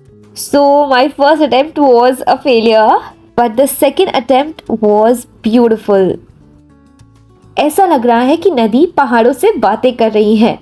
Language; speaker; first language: Hindi; native; Hindi